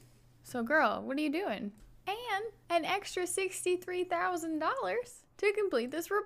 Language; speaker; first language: English; native; English